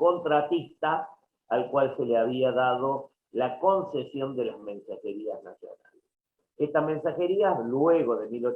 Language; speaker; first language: Spanish; native; Spanish